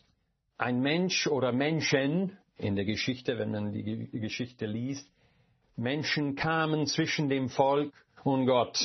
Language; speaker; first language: German; non-native, fluent; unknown